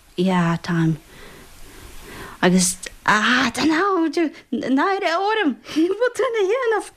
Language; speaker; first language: Irish; non-native, fluent; Russian